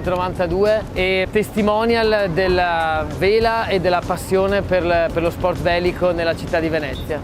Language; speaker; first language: Italian; native; Italian